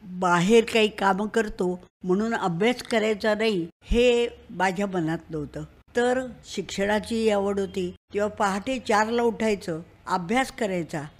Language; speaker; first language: Marathi; native; Marathi